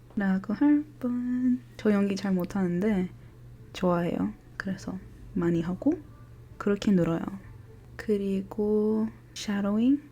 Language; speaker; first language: Korean; non-native, fluent; English